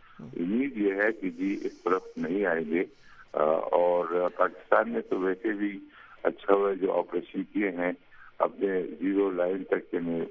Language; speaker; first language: Urdu; native; Urdu